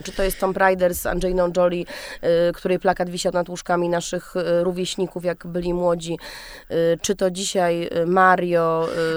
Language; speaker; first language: Polish; native; Polish